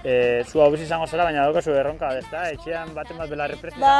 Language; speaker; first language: Basque; native; Basque